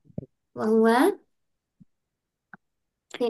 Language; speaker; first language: Arabic; non-native, fluent; Indonesian